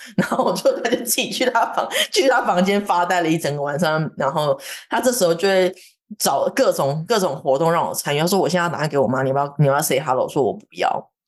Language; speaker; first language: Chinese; native; Chinese